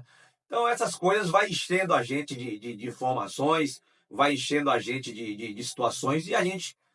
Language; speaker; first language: Portuguese; native; Portuguese